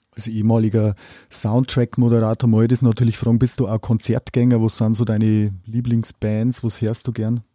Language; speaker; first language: German; native; German